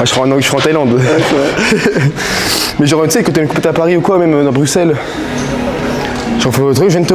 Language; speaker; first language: French; native; French